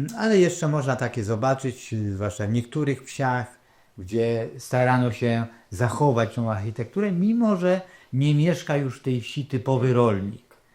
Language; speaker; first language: Polish; non-native, local second language; Rusyn